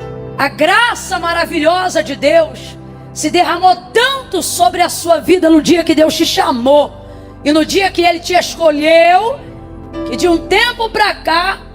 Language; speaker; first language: Portuguese; native; Portuguese